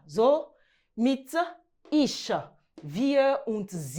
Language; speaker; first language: German; non-native, fluent; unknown